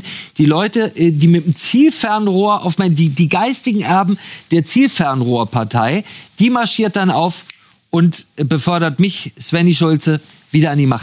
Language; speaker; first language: German; native; German